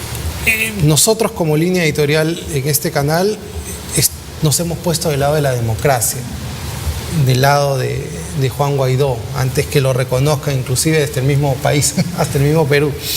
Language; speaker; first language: Spanish; native; Spanish